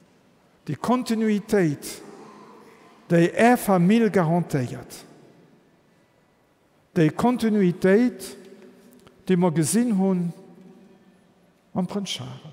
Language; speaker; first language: German; non-native, local second language; Luxembourgish